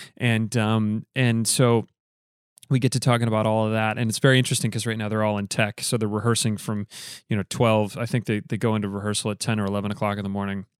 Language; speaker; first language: English; native; English